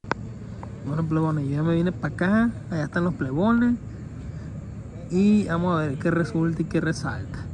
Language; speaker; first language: Spanish; native; Spanish